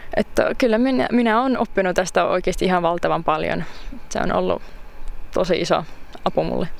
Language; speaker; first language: Finnish; native; Finnish